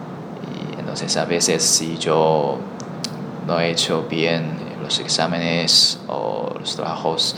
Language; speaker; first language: Spanish; non-native, learner; Chinese